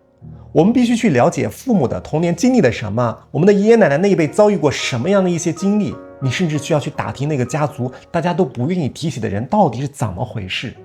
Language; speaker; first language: Chinese; native; Chinese